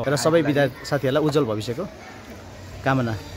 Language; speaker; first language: Nepali; native; Nepali